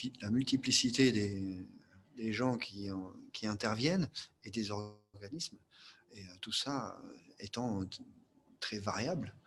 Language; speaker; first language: French; native; French